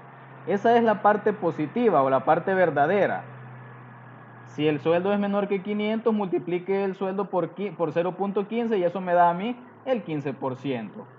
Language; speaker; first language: Spanish; native; Spanish